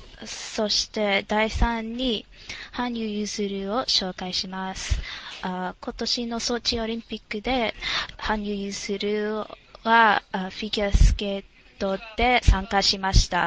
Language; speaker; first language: Japanese; non-native, learner; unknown